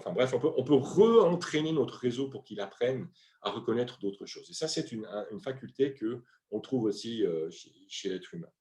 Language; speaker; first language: French; native; French